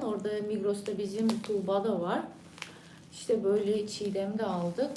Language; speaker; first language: Turkish; non-native, fluent; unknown